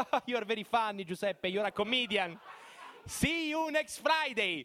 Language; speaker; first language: English; non-native, learner; Italian